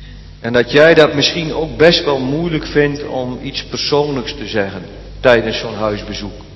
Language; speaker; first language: Dutch; native; Dutch